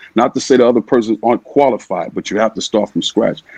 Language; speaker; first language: English; native; English